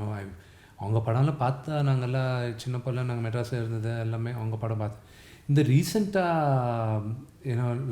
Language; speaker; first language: Tamil; non-native, local second language; Telugu